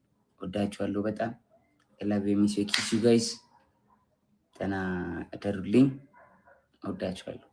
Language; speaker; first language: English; non-native, learner; Amharic